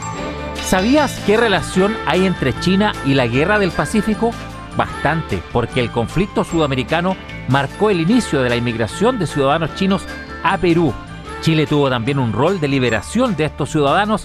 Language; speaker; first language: Spanish; native; Spanish